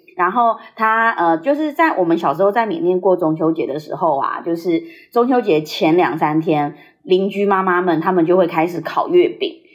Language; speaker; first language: Chinese; early bilingual, heritage; Chinese